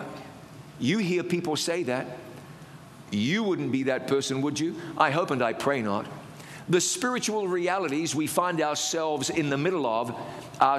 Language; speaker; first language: English; native; English